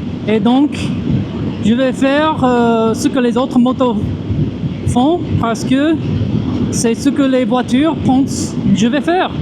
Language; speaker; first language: French; non-native, fluent; English